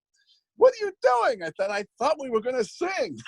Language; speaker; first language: English; native; English